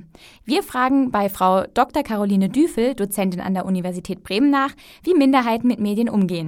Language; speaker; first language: German; native; German